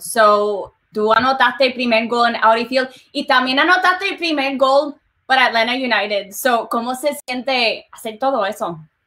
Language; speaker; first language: Spanish; native; Spanish